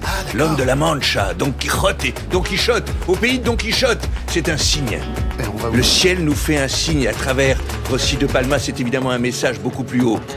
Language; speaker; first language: French; native; French